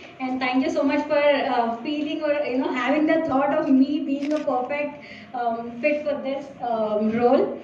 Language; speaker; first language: English; non-native, local second language; Telugu